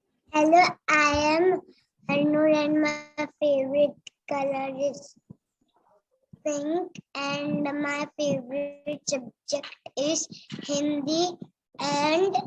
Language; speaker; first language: English; non-native, learner; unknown